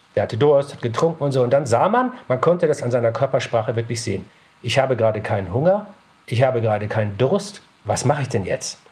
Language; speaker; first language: German; native; German